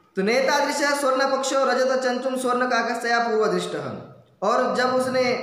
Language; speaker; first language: Hindi; non-native, local second language; Marathi